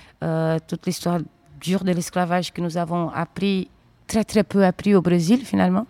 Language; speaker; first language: French; non-native, fluent; Portuguese